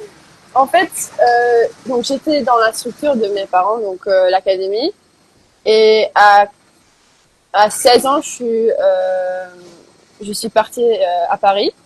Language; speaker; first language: French; early bilingual, heritage; Dutch